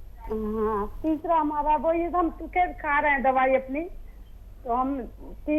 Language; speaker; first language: Hindi; native; Hindi